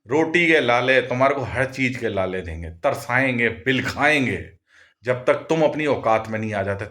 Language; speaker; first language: Hindi; non-native, local second language; Punjabi